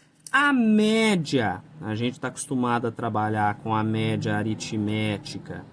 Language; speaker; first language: Portuguese; native; Portuguese